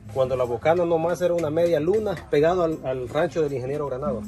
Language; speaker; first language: Spanish; native; Spanish